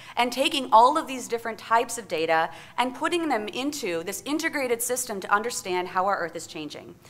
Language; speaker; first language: English; native; English